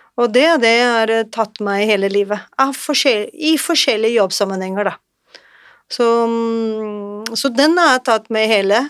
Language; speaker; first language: Norwegian; non-native, fluent; Portuguese